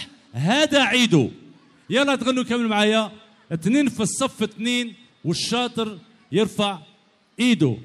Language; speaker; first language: Arabic; native; Arabic